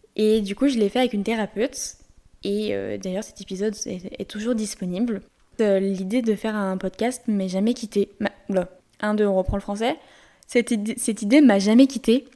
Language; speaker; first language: French; native; French